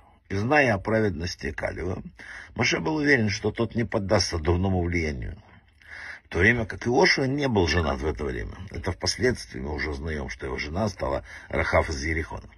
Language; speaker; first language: Russian; native; Russian